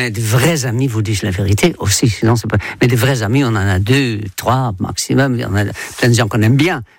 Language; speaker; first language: French; non-native, fluent; Dutch